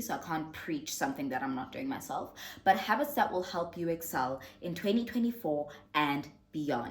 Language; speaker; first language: English; non-native, local second language; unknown